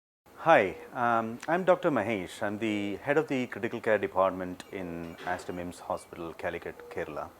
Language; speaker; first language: English; non-native, local second language; Malayalam